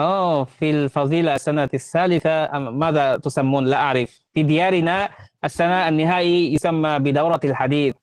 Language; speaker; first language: Arabic; non-native, fluent; Bangla